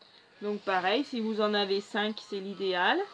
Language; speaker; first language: French; native; French